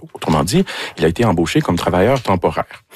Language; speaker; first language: French; native; French